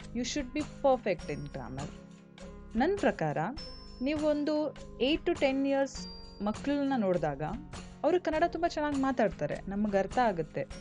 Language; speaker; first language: Kannada; non-native, local second language; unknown